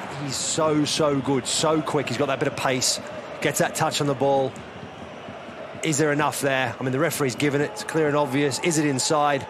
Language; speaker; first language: English; native; English